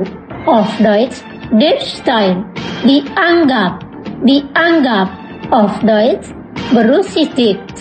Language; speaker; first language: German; non-native, fluent; Indonesian